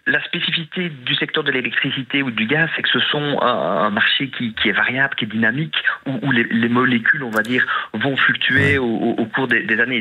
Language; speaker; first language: French; native; French